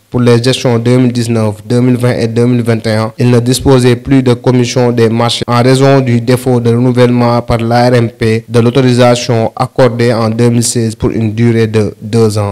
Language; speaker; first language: French; non-native, local second language; Wolof